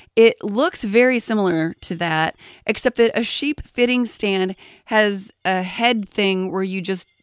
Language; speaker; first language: English; native; English